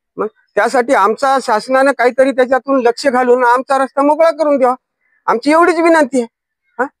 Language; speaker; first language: Marathi; native; Marathi